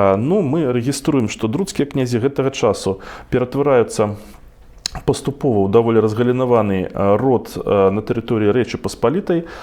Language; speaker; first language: Belarusian; non-native, local second language; Russian